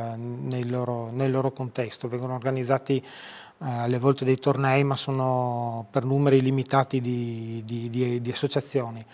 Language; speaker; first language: Italian; native; Italian